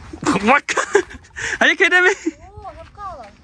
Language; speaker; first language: English; non-native, learner; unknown